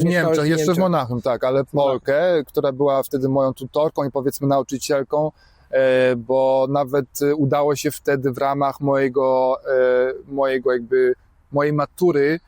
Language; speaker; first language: Polish; early bilingual, heritage; German